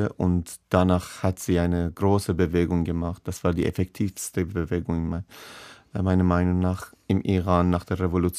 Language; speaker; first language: German; non-native, fluent; Persian